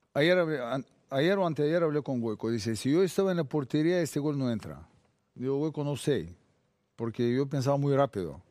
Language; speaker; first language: Spanish; non-native, fluent; Bulgarian